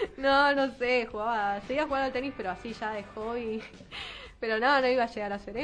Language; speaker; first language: Spanish; native; Spanish